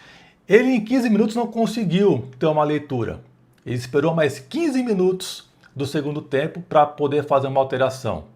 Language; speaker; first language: Portuguese; native; Portuguese